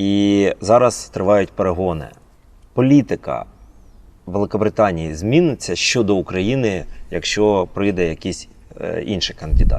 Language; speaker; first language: Ukrainian; native; Ukrainian